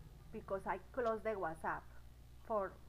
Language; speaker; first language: English; non-native, learner; Spanish